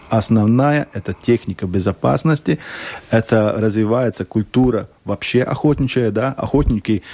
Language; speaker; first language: Russian; non-native, local second language; Latvian